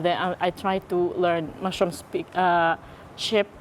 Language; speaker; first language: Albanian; non-native, learner; Filipino